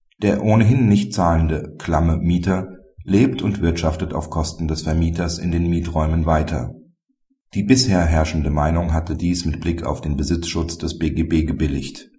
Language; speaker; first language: German; native; German